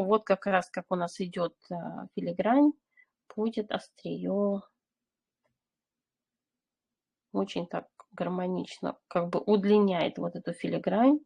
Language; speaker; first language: Russian; native; Russian